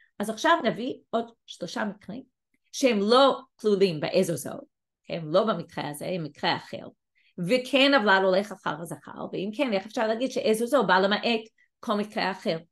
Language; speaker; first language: Hebrew; non-native, fluent; English